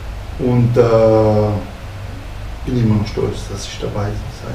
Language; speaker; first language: German; non-native, fluent; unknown